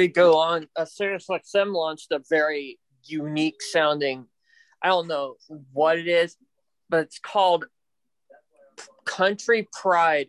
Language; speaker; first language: English; native; English